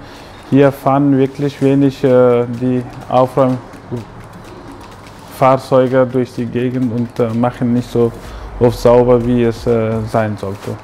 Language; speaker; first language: German; non-native, fluent; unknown